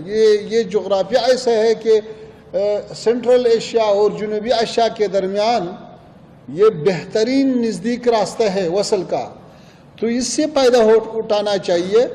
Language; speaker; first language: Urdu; non-native, fluent; Pashto